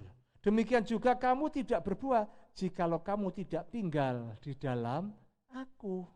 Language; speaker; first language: Indonesian; native; Indonesian